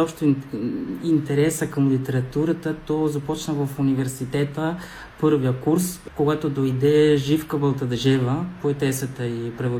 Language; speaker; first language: Bulgarian; non-native, fluent; Spanish